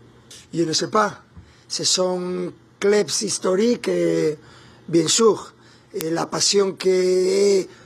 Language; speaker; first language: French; non-native, learner; Spanish